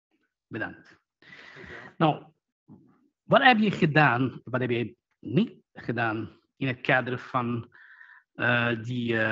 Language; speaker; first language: Dutch; non-native, fluent; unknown